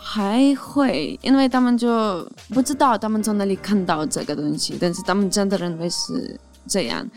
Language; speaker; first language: Chinese; non-native, fluent; Ukrainian